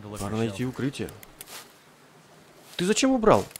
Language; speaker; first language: Russian; native; Russian